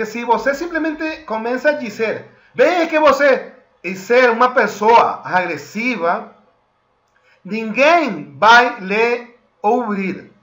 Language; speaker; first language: Portuguese; non-native, fluent; Spanish